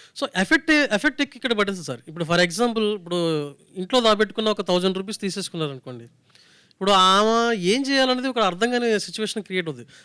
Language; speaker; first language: Telugu; native; Telugu